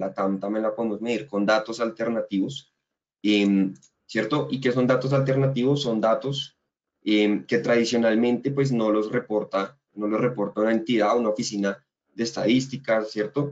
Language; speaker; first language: Spanish; native; Spanish